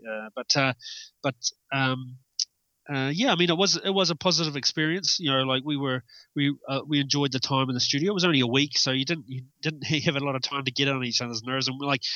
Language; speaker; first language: English; native; English